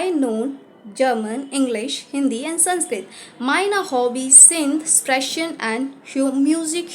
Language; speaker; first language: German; non-native, learner; Hindi